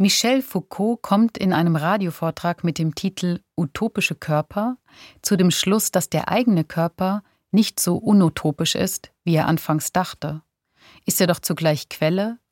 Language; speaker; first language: German; native; German